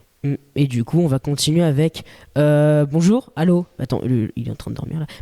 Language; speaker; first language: French; native; French